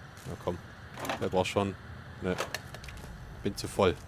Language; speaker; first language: German; native; German